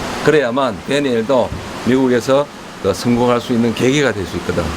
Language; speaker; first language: Korean; native; Korean